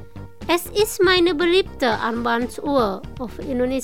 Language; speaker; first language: German; non-native, fluent; Indonesian